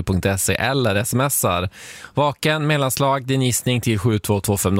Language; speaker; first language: Swedish; native; Swedish